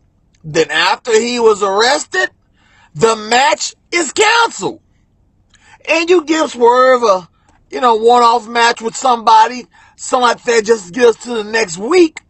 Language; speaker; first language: English; native; English